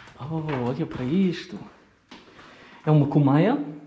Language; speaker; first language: Portuguese; non-native, learner; English